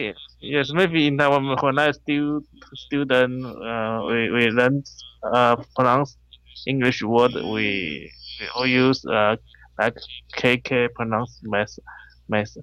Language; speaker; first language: English; non-native, learner; Chinese